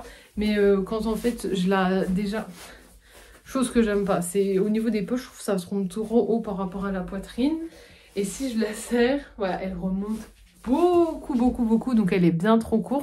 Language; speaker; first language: French; native; French